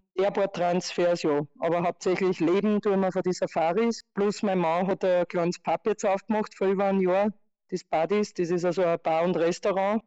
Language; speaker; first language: German; native; German